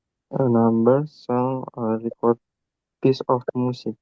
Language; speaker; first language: English; non-native, learner; Indonesian